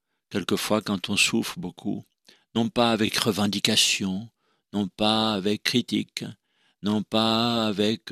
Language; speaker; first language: French; native; French